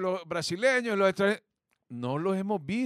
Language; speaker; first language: Spanish; native; Spanish